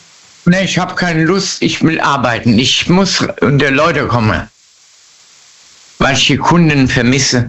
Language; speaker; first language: German; native; German